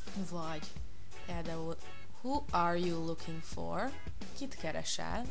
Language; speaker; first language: English; non-native, fluent; Hungarian